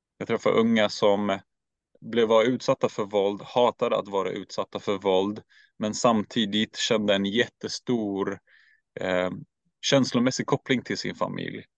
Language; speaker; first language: Swedish; early bilingual, other home language; Turkish